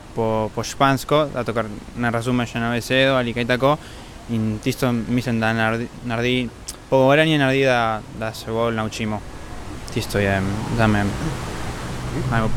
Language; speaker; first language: Slovenian; early bilingual, heritage; Spanish